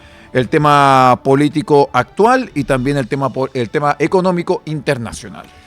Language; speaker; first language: Spanish; native; Spanish